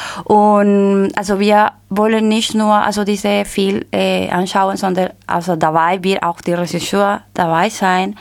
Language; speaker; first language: German; non-native, learner; Spanish